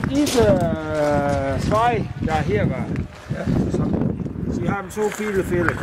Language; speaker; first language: German; non-native, learner; Danish